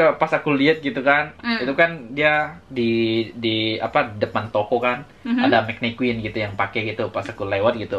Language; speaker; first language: Indonesian; native; Indonesian